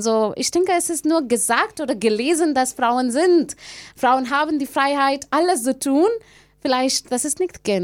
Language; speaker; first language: German; non-native, learner; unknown